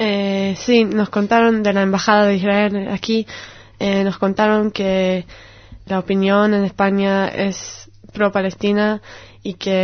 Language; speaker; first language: Spanish; non-native, fluent; Hebrew